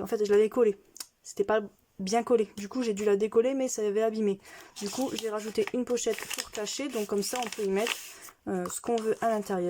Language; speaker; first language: French; native; French